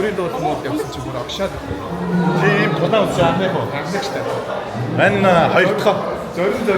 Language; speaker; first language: Mongolian; native; Mongolian